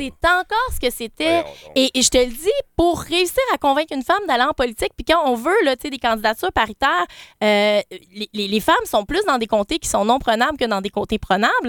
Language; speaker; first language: French; native; French